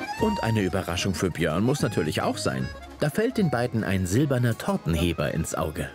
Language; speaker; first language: German; native; German